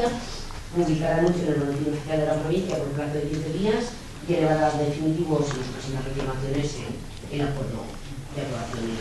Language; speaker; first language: Spanish; native; Spanish